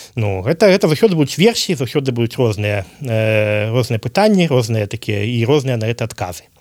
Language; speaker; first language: Belarusian; native; Belarusian